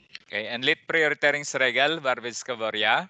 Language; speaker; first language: Swedish; non-native, fluent; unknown